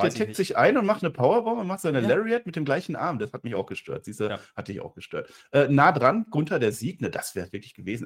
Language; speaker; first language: German; native; German